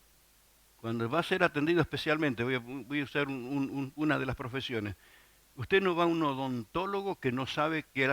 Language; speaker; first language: Spanish; native; Spanish